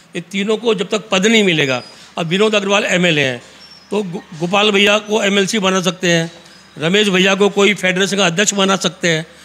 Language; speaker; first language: Hindi; native; Hindi